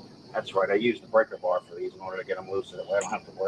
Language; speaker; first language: English; native; English